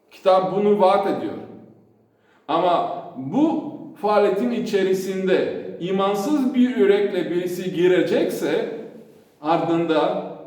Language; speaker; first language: Turkish; non-native, fluent; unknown